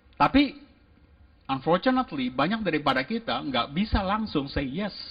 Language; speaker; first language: Indonesian; native; Indonesian